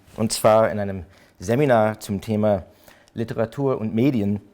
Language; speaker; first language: German; non-native, fluent; English